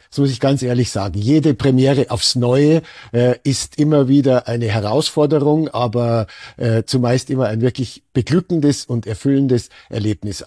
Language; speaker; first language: German; native; German